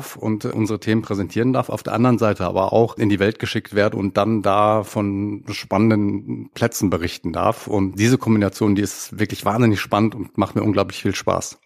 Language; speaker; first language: German; native; German